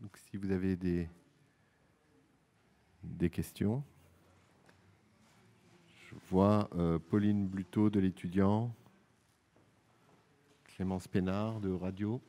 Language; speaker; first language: French; native; French